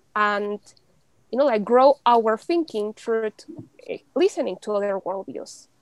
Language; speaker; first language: English; non-native, fluent; Spanish